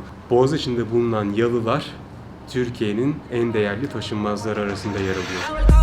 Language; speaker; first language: Turkish; native; Turkish